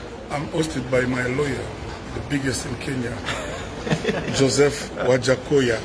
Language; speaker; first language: English; non-native, learner; Lingala